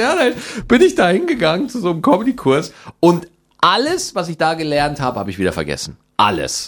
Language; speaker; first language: German; native; German